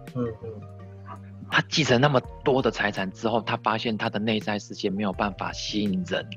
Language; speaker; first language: Chinese; native; Chinese